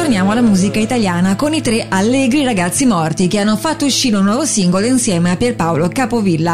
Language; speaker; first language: Italian; native; Italian